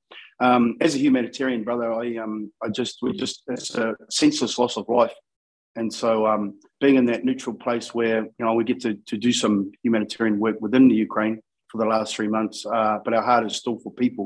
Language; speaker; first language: English; native; English